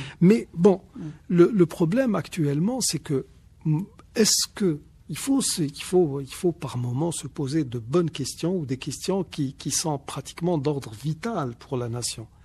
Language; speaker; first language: French; non-native, local second language; Arabic